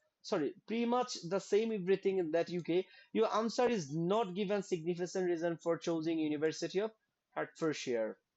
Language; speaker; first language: English; non-native, local second language; Bangla